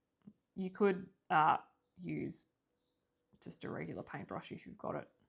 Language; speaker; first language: English; native; English